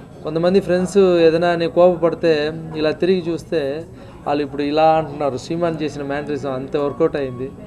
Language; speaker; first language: Telugu; non-native, fluent; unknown